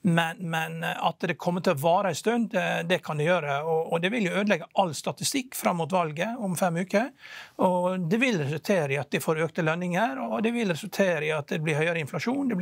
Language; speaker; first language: Norwegian; native; Norwegian